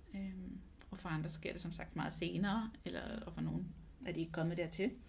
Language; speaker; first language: Danish; non-native, fluent; English